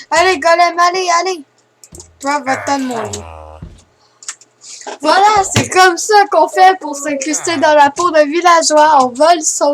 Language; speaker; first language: French; native; French